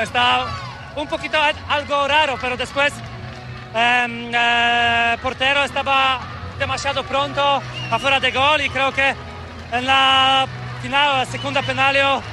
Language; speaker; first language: Spanish; non-native, learner; Polish